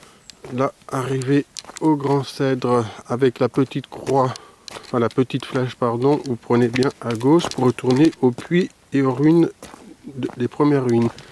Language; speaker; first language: French; native; French